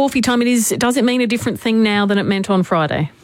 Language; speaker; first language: English; native; English